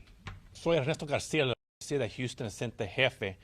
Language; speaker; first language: Spanish; early bilingual, heritage; Spanish